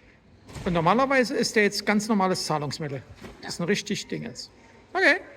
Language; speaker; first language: German; native; German